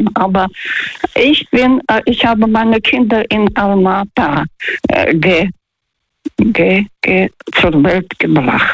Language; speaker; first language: German; non-native, fluent; Russian